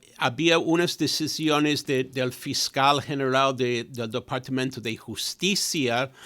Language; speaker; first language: Spanish; non-native, fluent; English